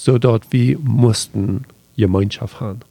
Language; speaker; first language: German; non-native, learner; Low German